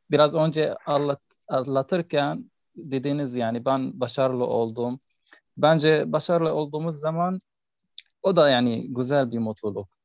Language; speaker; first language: Turkish; non-native, learner; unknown